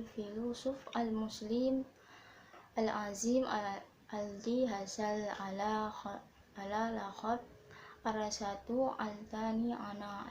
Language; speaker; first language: Arabic; non-native, learner; Indonesian